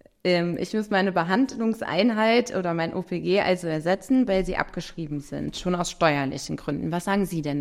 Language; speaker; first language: German; native; German